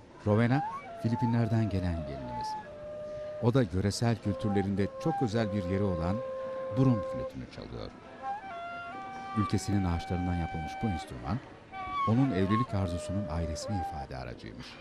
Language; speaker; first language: Turkish; native; Turkish